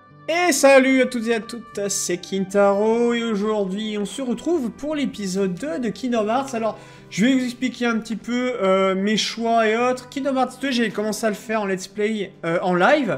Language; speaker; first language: French; native; French